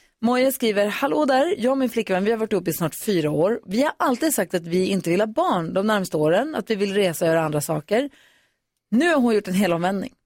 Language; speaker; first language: Swedish; native; Swedish